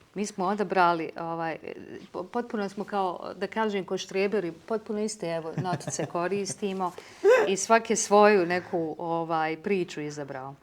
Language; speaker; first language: Bosnian; native; Bosnian